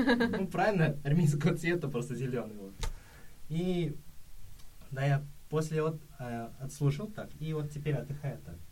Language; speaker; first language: Russian; early bilingual, other home language; Korean